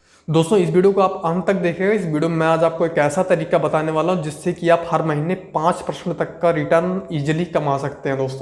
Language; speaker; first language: Hindi; native; Hindi